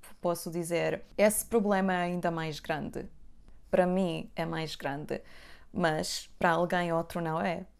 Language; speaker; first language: Portuguese; non-native, fluent; Serbian